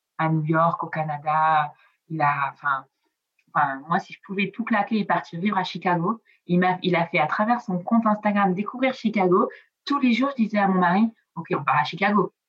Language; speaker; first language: French; early bilingual, other home language; Italian